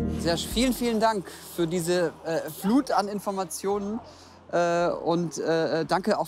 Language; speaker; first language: German; native; German